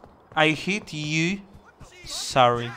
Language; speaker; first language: English; non-native, learner; Italian